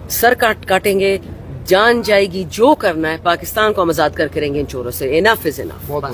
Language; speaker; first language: Urdu; non-native, local second language; Pashto